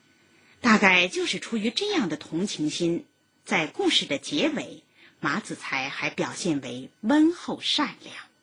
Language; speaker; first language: Chinese; native; Chinese